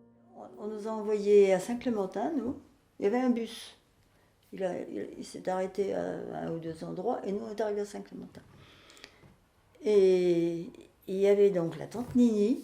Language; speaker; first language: French; native; French